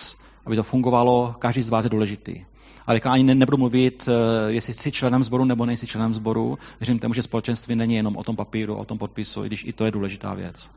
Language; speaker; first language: Czech; native; Czech